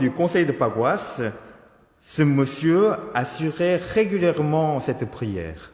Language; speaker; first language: French; non-native, fluent; Korean